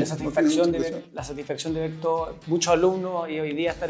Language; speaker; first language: Spanish; native; Spanish